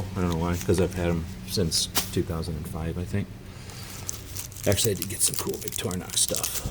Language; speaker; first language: English; native; English